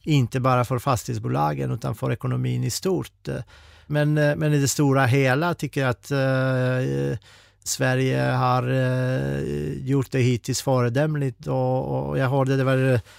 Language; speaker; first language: Swedish; non-native, fluent; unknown